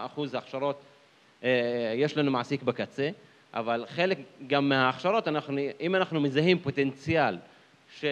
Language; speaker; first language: Hebrew; non-native, local second language; Arabic